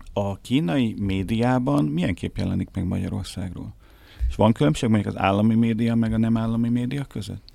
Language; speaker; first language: Hungarian; native; Hungarian